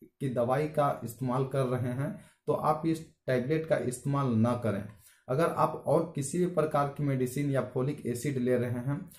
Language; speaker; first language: Hindi; native; Hindi